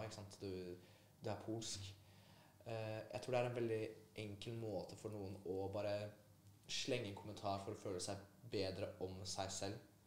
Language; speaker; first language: Norwegian; early bilingual, other home language; Polish